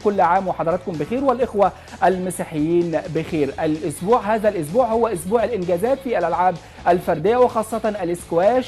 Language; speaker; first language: Arabic; native; Arabic